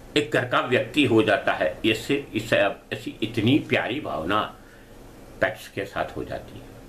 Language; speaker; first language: Hindi; non-native, local second language; Gujarati